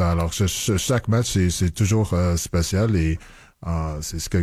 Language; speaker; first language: French; non-native, local second language; English